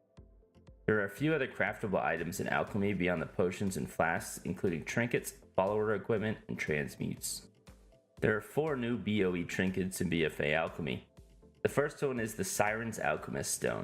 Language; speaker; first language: English; native; English